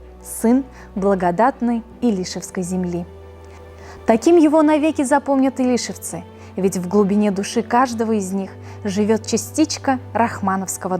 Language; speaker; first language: Russian; native; Russian